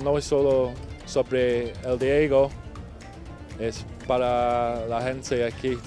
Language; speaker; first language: Spanish; non-native, fluent; English